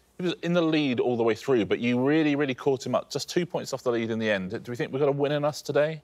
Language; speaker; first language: English; native; English